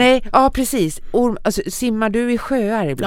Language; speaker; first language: Swedish; native; Swedish